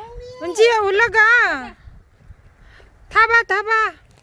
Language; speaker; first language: Korean; non-native, fluent; Filipino